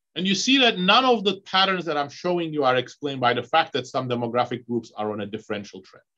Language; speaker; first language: English; non-native, fluent; Turkish